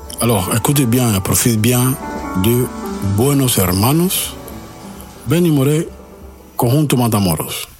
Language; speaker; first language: French; non-native, fluent; Spanish